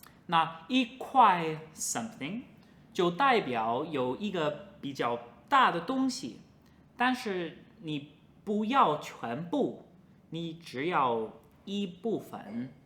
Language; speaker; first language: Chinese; non-native, fluent; English